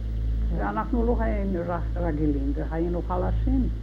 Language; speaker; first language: Hebrew; non-native, learner; Hungarian